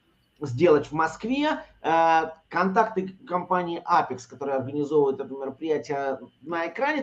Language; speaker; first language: Russian; native; Russian